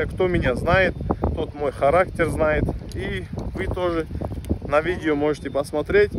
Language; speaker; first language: Russian; non-native, local second language; Turkish